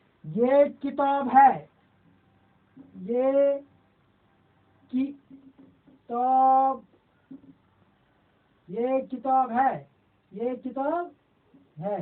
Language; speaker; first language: Hindi; non-native, local second language; Kashmiri